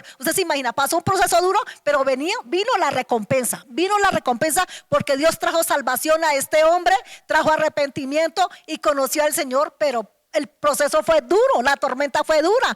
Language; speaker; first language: Spanish; native; Spanish